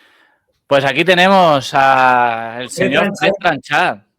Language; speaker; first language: Spanish; native; Spanish